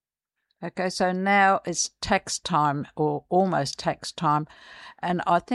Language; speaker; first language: English; native; English